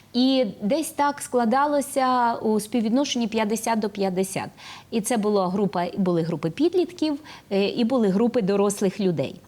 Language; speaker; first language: Ukrainian; native; Ukrainian